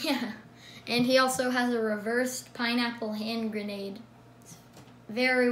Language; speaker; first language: English; native; English